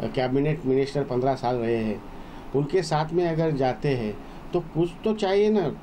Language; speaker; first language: Hindi; non-native, local second language; Marathi